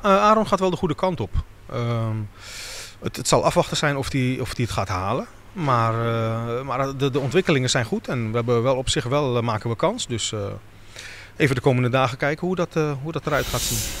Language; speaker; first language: Dutch; native; Dutch